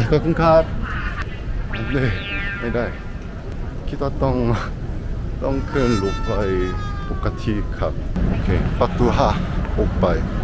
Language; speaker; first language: Thai; non-native, learner; Korean